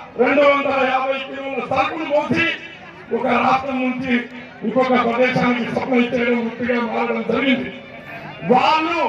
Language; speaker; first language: Telugu; non-native, local second language; Lambadi